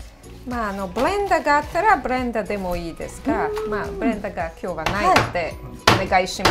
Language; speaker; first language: Japanese; non-native, fluent; Serbian